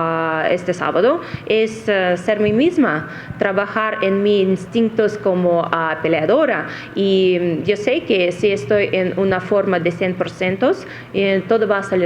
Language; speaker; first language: Spanish; non-native, fluent; Russian